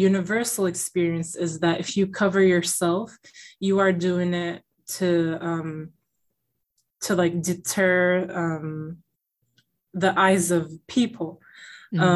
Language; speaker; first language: English; native; English